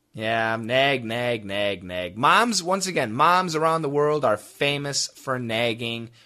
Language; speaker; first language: English; native; English